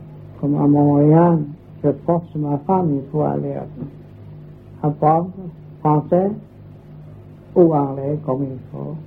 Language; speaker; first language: French; non-native, learner; Vietnamese